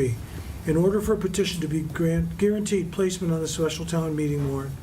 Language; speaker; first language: English; native; English